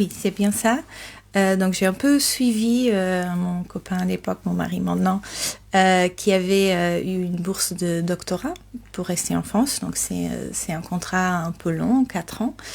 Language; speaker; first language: French; non-native, fluent; Portuguese